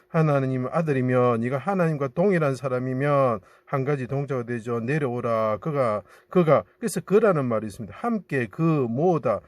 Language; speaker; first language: Korean; native; Korean